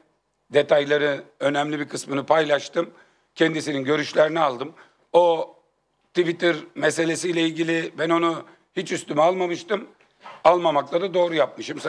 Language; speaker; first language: Turkish; native; Turkish